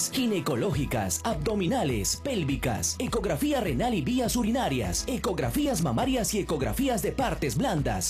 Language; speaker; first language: Spanish; native; Spanish